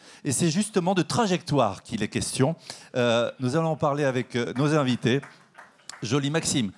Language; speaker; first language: French; native; French